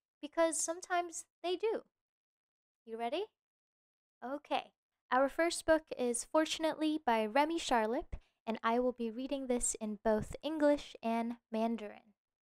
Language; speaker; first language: English; native; English